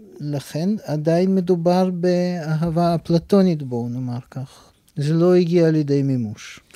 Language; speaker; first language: Hebrew; non-native, fluent; Russian